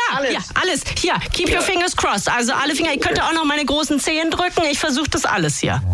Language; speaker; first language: German; native; German